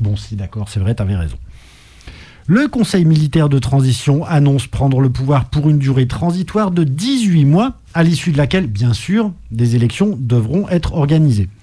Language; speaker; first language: French; native; French